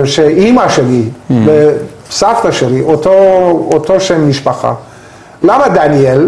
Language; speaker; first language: Hebrew; non-native, learner; Persian